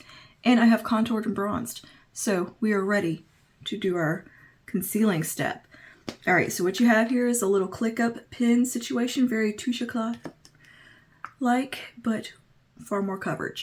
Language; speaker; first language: English; native; English